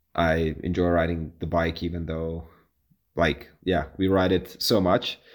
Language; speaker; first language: English; non-native, fluent; Latvian